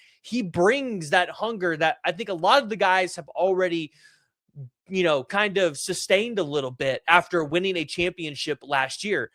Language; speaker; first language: English; native; English